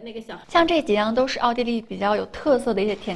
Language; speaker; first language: Chinese; native; Chinese